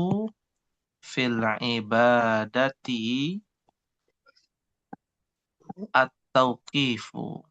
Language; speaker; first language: Arabic; non-native, fluent; Indonesian